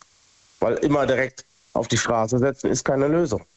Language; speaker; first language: German; native; German